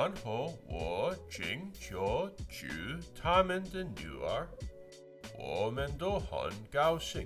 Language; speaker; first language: Chinese; non-native, learner; English